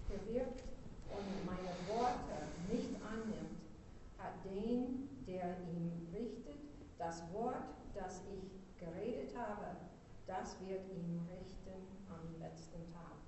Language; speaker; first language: German; non-native, learner; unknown